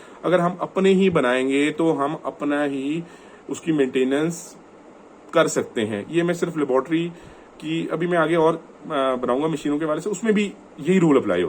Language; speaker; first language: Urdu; non-native, local second language; Punjabi